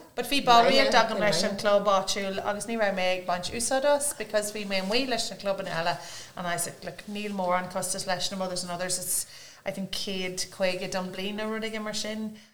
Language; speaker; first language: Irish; non-native, local second language; English